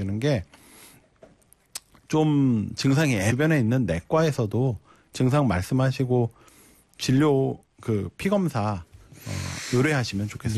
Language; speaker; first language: Korean; native; Korean